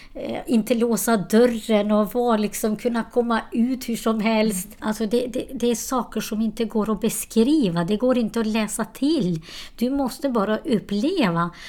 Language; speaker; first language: Swedish; non-native, fluent; Albanian